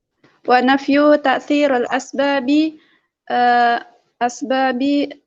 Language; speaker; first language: Arabic; non-native, learner; Indonesian